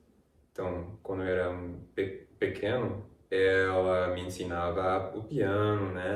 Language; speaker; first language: Portuguese; non-native, fluent; English